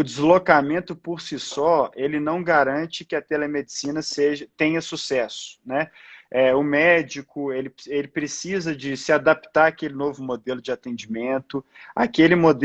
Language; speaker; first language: Portuguese; native; Portuguese